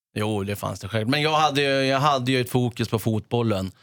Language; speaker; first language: Swedish; native; Swedish